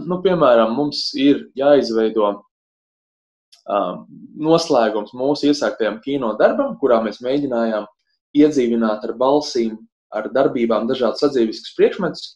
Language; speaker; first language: Latvian; native; Latvian